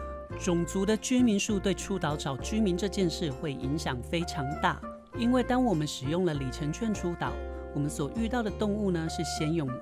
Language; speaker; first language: Chinese; native; Chinese